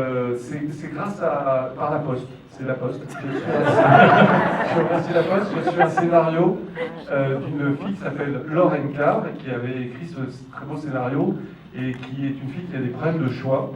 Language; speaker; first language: French; native; French